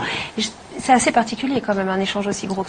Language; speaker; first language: French; native; French